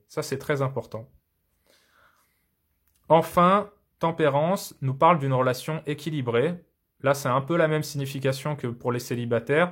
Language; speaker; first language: French; native; French